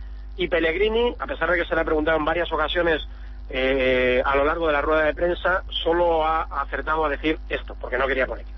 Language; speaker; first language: Spanish; native; Spanish